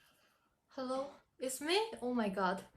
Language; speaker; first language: English; non-native, learner; Chinese